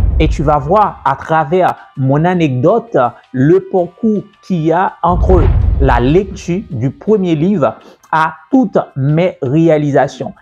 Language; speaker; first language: French; native; French